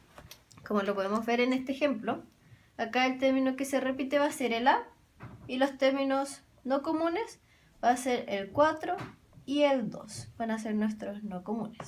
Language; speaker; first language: Spanish; native; Spanish